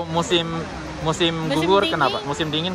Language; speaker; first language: Indonesian; native; Indonesian